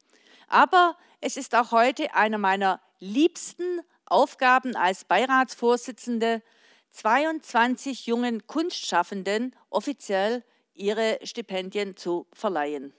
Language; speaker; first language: German; native; German